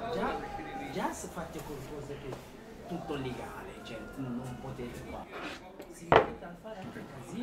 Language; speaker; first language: Italian; non-native, learner; Arabic